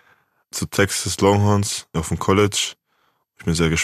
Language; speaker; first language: German; native; German